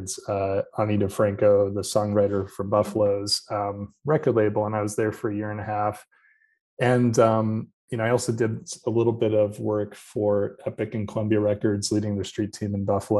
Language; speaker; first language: English; native; English